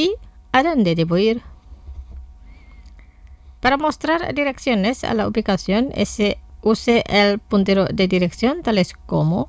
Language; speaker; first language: Spanish; non-native, fluent; Indonesian